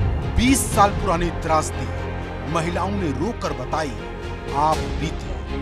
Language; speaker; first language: Hindi; native; Hindi